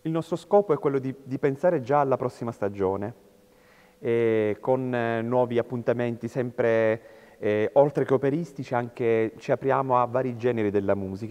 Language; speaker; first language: Italian; native; Italian